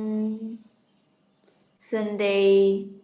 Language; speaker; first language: English; non-native, learner; Vietnamese